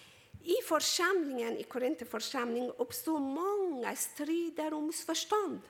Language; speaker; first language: Swedish; non-native, fluent; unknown